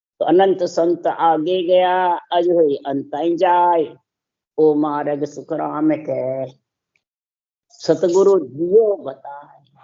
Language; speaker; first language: Hindi; native; Hindi